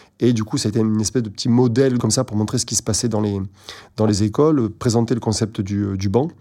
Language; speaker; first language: French; native; French